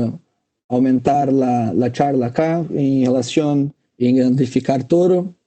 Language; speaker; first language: Spanish; non-native, fluent; Portuguese